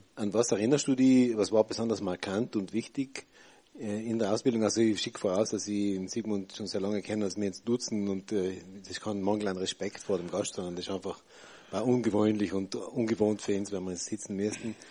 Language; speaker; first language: German; native; German